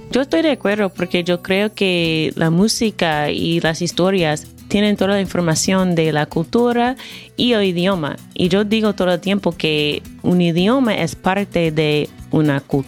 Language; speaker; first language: Spanish; non-native, fluent; English